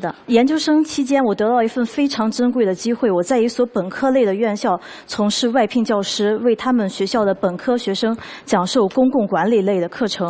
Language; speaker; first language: Chinese; native; Chinese